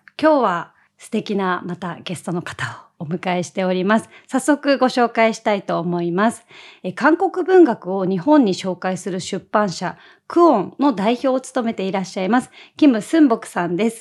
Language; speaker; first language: Japanese; native; Japanese